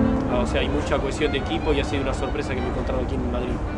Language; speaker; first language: Spanish; native; Spanish